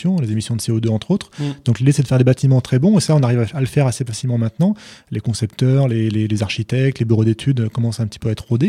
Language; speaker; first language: French; native; French